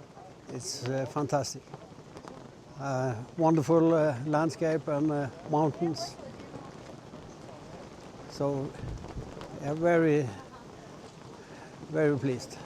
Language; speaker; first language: English; non-native, fluent; Norwegian